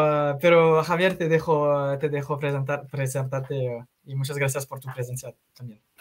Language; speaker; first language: Spanish; non-native, fluent; French